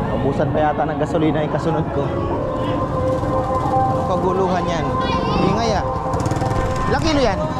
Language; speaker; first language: Filipino; native; Filipino